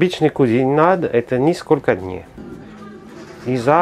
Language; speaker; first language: Russian; non-native, learner; French